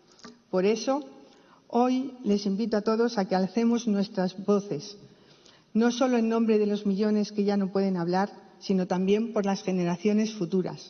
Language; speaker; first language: Spanish; native; Spanish